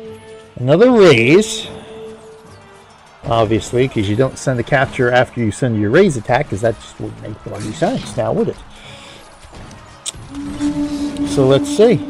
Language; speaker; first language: English; native; English